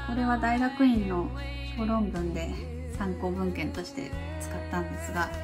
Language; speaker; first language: Japanese; native; Japanese